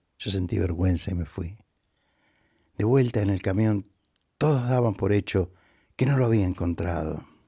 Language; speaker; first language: Spanish; native; Spanish